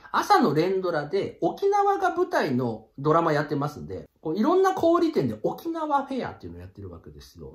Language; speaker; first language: Japanese; native; Japanese